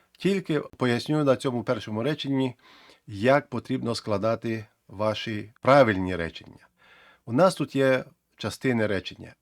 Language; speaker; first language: Ukrainian; native; Ukrainian